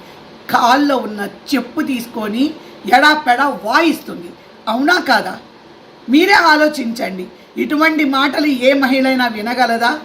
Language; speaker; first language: Telugu; native; Telugu